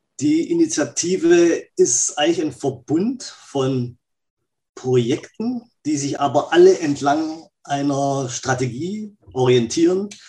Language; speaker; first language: German; native; German